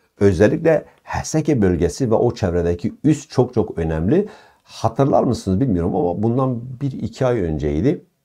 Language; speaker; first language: Turkish; non-native, local second language; Kurdish